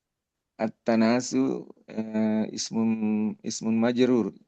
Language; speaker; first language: Arabic; non-native, learner; Indonesian